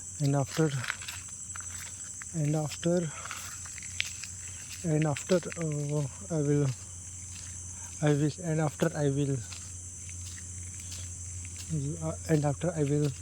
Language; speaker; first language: English; non-native, learner; Hindi